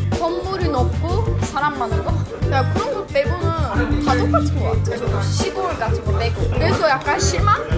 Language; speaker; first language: Korean; non-native, fluent; Turkish